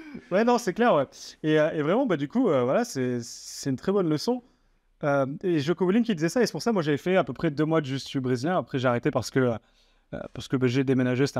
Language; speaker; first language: French; native; French